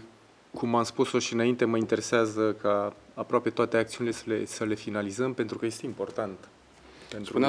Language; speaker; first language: Romanian; non-native, fluent; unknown